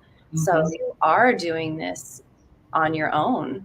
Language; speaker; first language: English; native; English